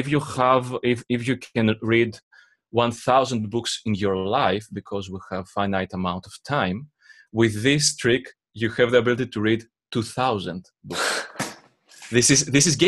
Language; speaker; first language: English; non-native, fluent; Greek